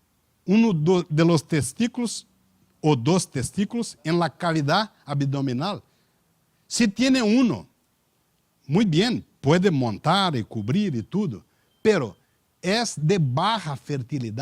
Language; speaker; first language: Spanish; non-native, learner; Portuguese